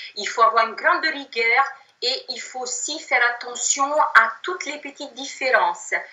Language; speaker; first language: French; non-native, fluent; Italian